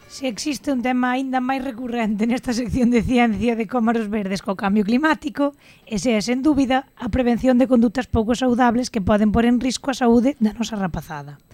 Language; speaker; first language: Galician; native; Galician